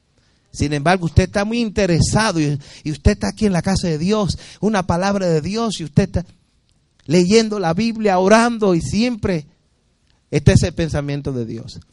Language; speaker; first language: Spanish; native; Spanish